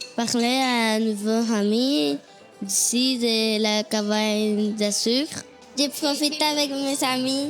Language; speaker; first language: French; non-native, learner; Spanish